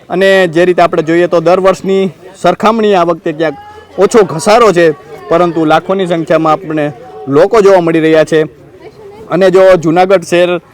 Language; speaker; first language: Gujarati; native; Gujarati